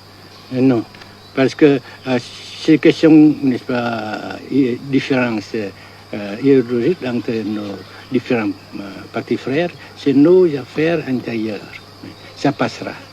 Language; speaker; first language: French; non-native, fluent; Vietnamese